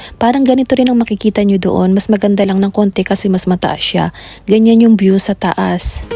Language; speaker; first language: Filipino; native; Filipino